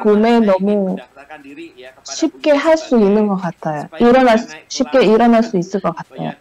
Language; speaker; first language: Korean; non-native, learner; Indonesian